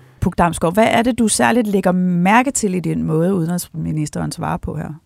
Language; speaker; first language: Danish; native; Danish